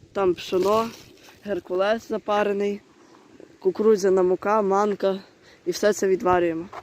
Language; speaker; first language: Ukrainian; native; Ukrainian